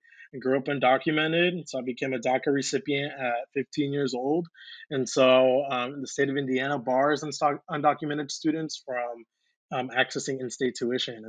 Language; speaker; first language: English; native; English